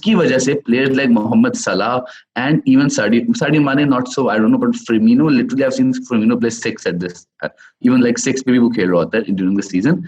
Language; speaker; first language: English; non-native, local second language; Urdu